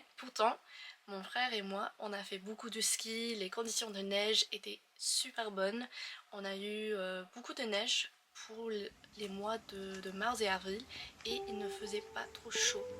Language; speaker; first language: French; non-native, fluent; English